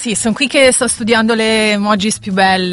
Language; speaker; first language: Italian; native; Italian